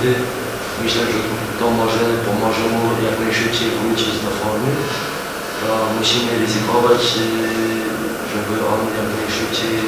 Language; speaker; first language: Polish; non-native, fluent; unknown